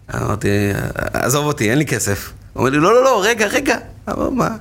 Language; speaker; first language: Hebrew; native; Hebrew